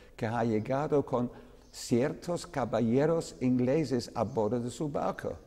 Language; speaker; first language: Spanish; non-native, learner; English